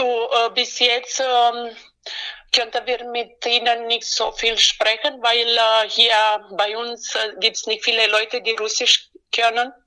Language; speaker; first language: German; non-native, learner; Romanian